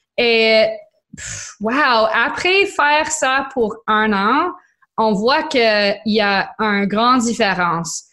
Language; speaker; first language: French; non-native, local second language; English